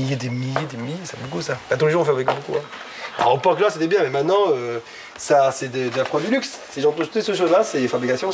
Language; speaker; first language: French; non-native, fluent; Chinese